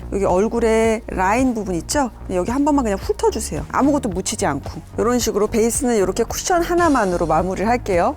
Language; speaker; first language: Korean; native; Korean